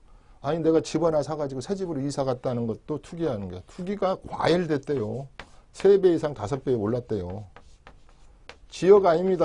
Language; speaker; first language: Korean; native; Korean